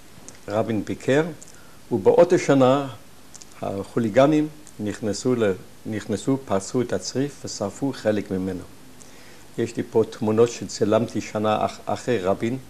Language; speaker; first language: Hebrew; non-native, fluent; German